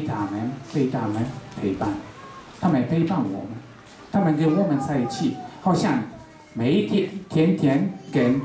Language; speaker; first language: Chinese; non-native, fluent; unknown